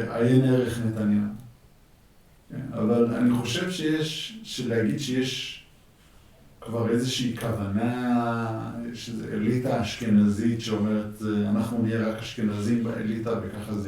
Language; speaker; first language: Hebrew; native; Hebrew